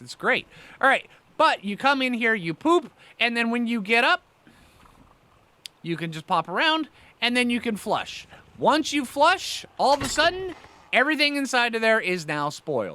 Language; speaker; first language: English; native; English